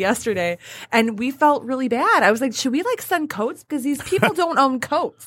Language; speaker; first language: English; native; English